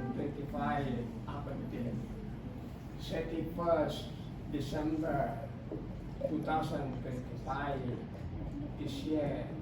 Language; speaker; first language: English; non-native, fluent; Indonesian